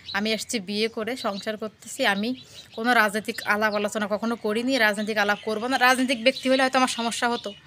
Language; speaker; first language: Bangla; native; Bangla